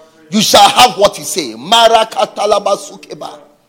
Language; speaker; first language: English; non-native, local second language; Akan